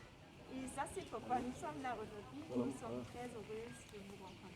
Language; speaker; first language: French; non-native, fluent; German